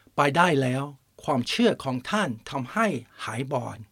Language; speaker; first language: Thai; non-native, fluent; English